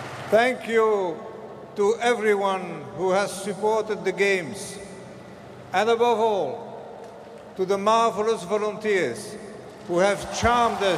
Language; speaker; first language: English; non-native, fluent; Dutch